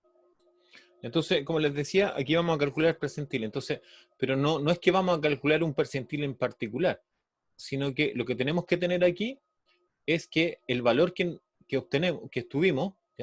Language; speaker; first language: Spanish; native; Spanish